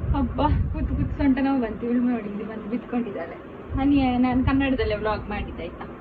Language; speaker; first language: Kannada; non-native, local second language; Tulu